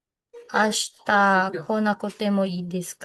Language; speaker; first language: Japanese; non-native, learner; Filipino